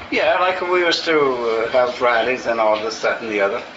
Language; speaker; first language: English; native; English